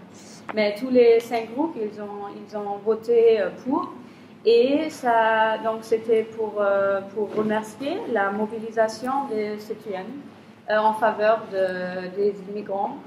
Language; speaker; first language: French; non-native, fluent; German